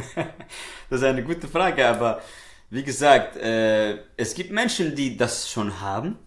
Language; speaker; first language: German; native; German